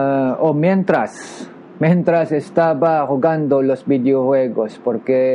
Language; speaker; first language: Spanish; non-native, learner; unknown